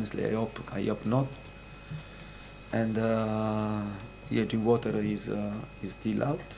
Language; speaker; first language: English; non-native, fluent; Italian